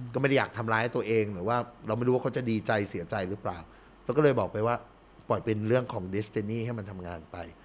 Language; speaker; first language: Thai; early bilingual, heritage; Thai